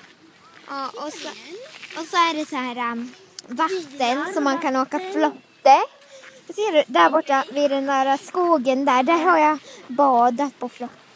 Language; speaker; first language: Swedish; native; Swedish